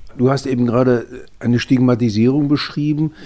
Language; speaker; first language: German; native; German